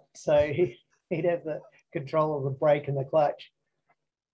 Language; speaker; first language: English; native; English